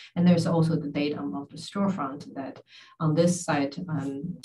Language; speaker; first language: English; non-native, fluent; Chinese